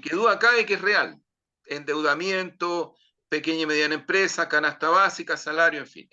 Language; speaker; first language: Spanish; native; Spanish